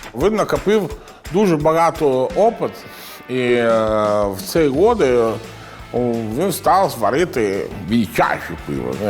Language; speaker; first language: Ukrainian; non-native, learner; Italian